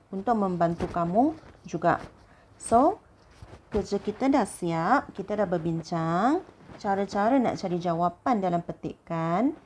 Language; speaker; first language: Malay; non-native, local second language; Chinese